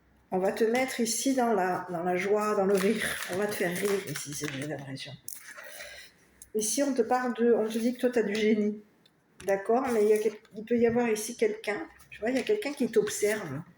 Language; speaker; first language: French; native; French